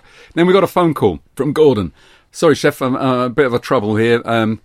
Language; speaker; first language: English; native; English